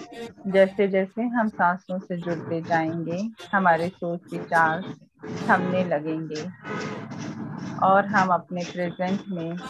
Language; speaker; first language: Hindi; native; Hindi